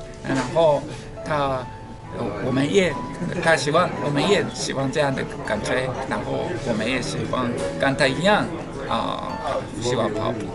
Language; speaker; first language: Chinese; non-native, learner; Japanese